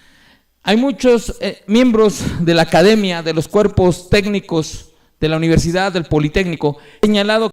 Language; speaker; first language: Spanish; native; Spanish